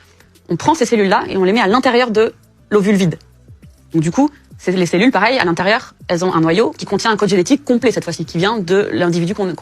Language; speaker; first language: French; native; French